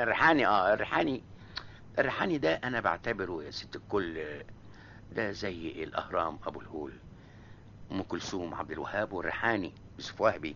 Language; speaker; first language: Arabic; native; Arabic